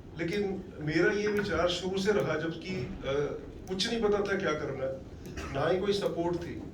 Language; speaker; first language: Hindi; native; Hindi